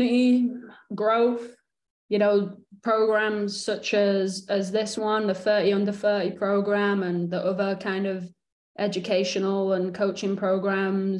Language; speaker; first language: English; native; English